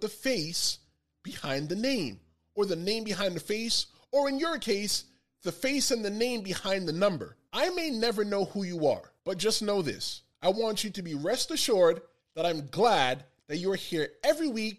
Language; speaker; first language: English; native; English